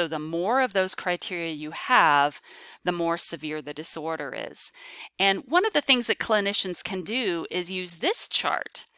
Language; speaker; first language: English; native; English